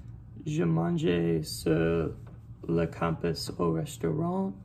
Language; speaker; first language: French; non-native, learner; English